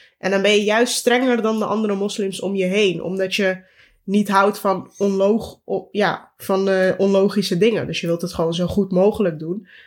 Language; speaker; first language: Dutch; early bilingual, other home language; Turkish